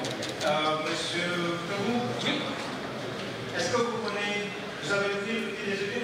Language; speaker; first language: French; non-native, fluent; Indonesian